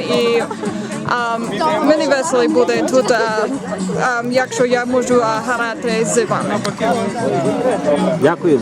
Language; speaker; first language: Ukrainian; non-native, learner; English